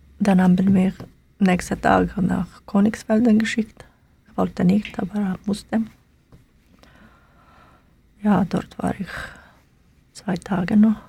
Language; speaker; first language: German; non-native, learner; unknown